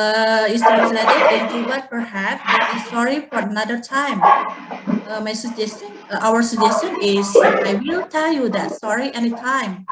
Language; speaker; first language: English; non-native, learner; Indonesian